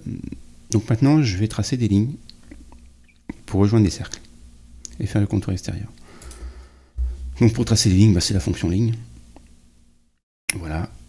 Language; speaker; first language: French; native; French